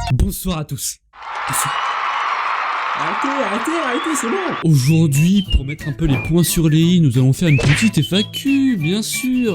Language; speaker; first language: French; native; French